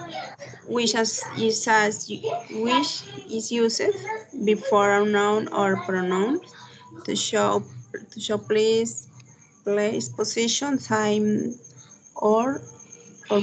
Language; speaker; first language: English; non-native, learner; Spanish